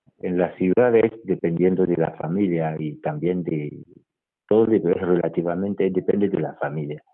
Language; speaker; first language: Spanish; non-native, fluent; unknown